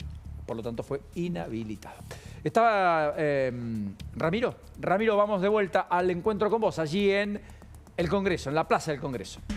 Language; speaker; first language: Spanish; native; Spanish